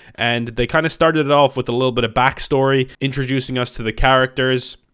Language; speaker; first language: English; native; English